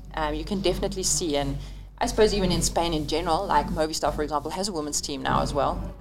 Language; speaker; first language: English; native; English